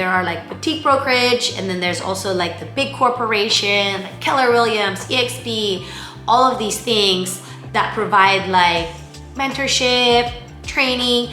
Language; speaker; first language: English; non-native, local second language; Filipino